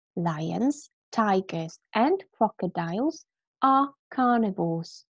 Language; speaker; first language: English; non-native, fluent; Polish